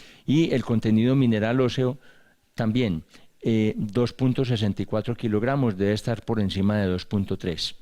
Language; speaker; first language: Spanish; native; Spanish